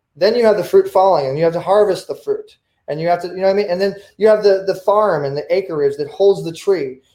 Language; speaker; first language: English; native; English